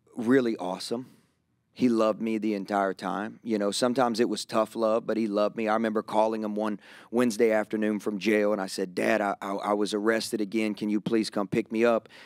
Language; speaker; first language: English; native; English